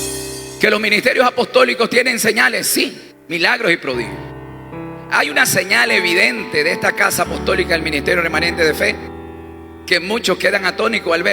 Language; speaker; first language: Spanish; native; Spanish